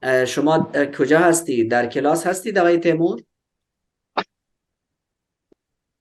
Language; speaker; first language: Persian; non-native, fluent; Urdu